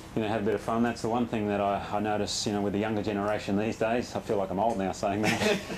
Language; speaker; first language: English; native; English